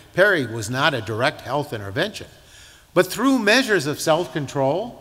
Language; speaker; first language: English; native; English